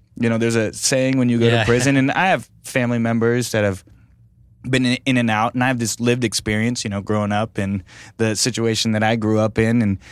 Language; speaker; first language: English; native; English